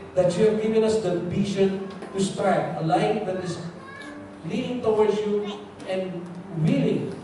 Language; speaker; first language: English; non-native, local second language; Filipino